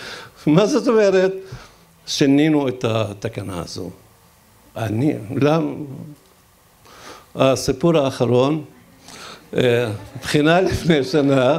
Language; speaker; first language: Hebrew; non-native, local second language; Arabic